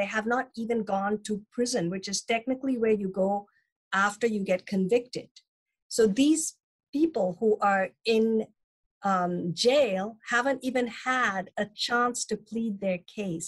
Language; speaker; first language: English; non-native, local second language; Tamil